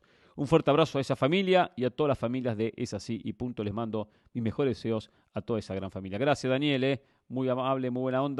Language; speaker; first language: Spanish; native; Spanish